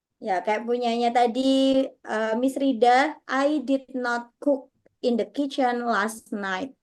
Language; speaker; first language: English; non-native, fluent; Indonesian